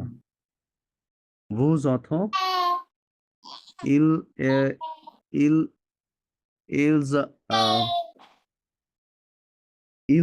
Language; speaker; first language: French; non-native, learner; Bangla